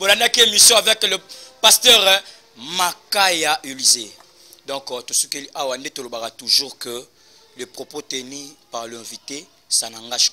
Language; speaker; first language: French; non-native, local second language; Lingala